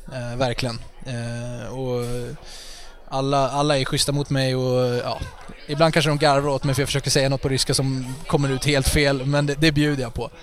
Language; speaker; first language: Swedish; native; Swedish